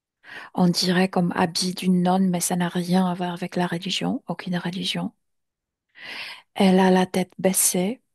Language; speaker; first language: French; non-native, fluent; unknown